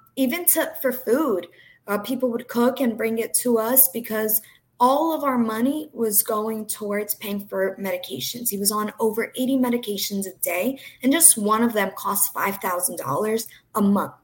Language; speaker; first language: English; early bilingual, other home language; Portuguese